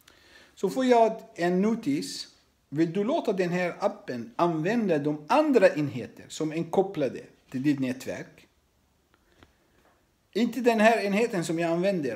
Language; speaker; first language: Swedish; non-native, fluent; Arabic